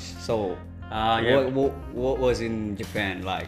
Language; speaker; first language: English; non-native, fluent; Indonesian